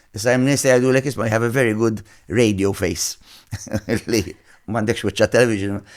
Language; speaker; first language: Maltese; native; Maltese